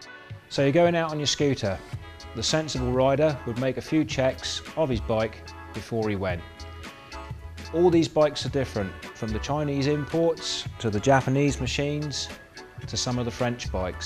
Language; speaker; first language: English; native; English